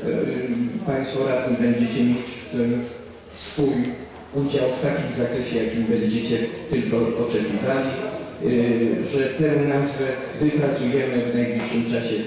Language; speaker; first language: Polish; native; Polish